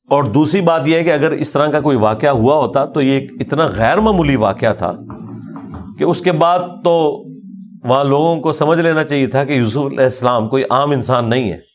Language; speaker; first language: Urdu; non-native, local second language; Punjabi